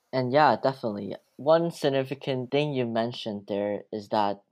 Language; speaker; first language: English; early bilingual, other home language; Cantonese